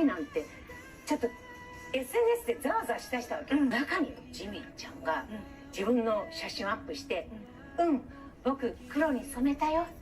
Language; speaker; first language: Japanese; native; Japanese